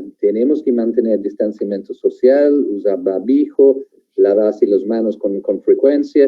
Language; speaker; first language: Spanish; non-native, fluent; English